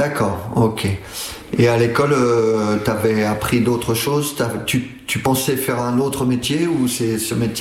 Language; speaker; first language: French; native; French